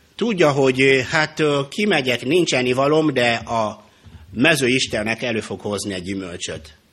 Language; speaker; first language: Hungarian; non-native, fluent; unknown